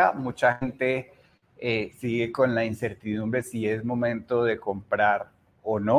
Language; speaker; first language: Spanish; native; Spanish